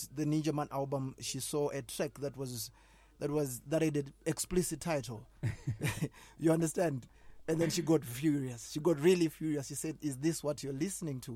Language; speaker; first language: English; non-native, local second language; Shona